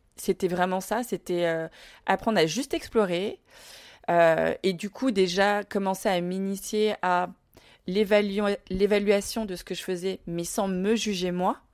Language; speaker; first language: French; early bilingual, other home language; Vietnamese